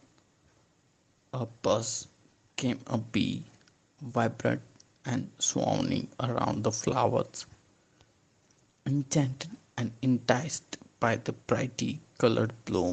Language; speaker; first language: English; non-native, local second language; Gujarati